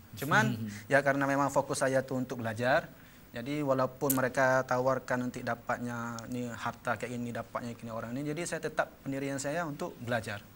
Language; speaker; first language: Malay; non-native, local second language; Achinese